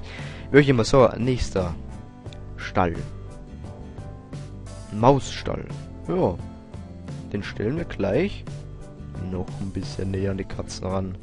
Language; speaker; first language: German; native; German